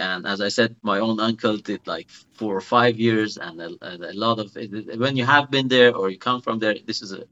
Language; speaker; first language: English; non-native, fluent; Persian